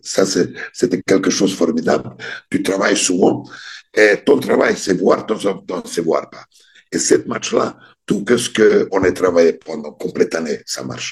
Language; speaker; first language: French; non-native, fluent; Serbian